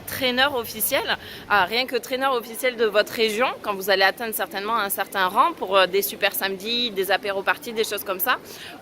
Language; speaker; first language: French; native; French